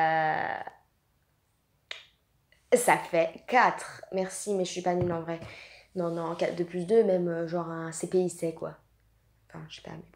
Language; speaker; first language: French; native; French